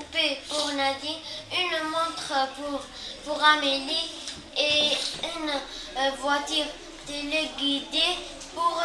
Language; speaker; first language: French; non-native, learner; Arabic